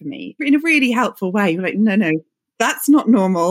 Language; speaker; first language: English; native; English